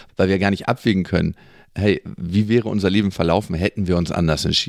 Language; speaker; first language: German; native; German